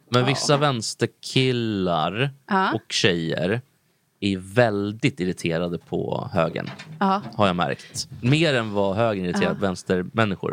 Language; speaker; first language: Swedish; native; Swedish